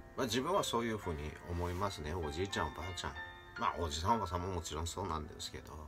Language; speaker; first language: Japanese; native; Japanese